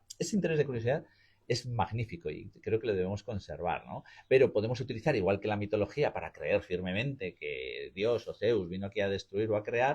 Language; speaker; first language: Spanish; native; Spanish